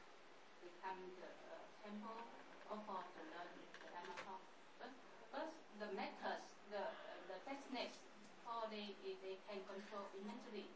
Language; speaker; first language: English; non-native, learner; Vietnamese